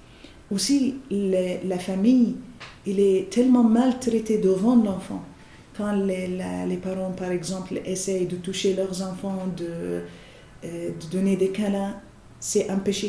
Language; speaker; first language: French; non-native, fluent; Arabic